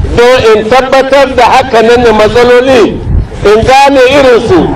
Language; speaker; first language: Hausa; non-native, local second language; Arabic